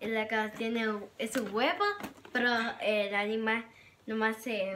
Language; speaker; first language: Spanish; early bilingual, heritage; Spanish